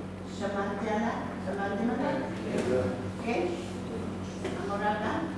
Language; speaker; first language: Hebrew; non-native, fluent; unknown